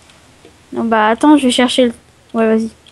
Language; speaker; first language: French; native; French